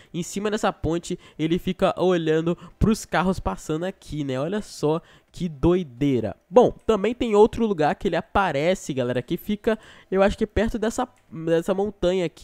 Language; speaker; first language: Portuguese; native; Portuguese